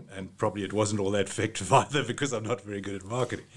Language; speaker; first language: English; native; English